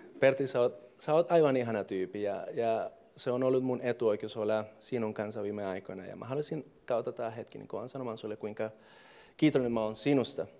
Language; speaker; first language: Finnish; non-native, fluent; English